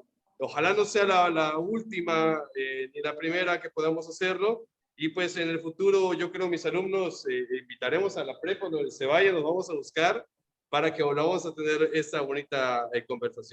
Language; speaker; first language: Spanish; native; Spanish